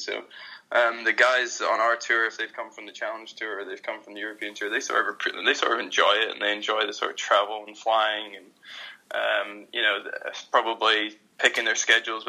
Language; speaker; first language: English; native; English